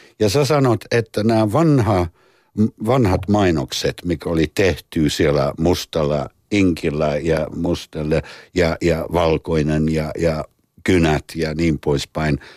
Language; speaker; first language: Finnish; non-native, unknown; English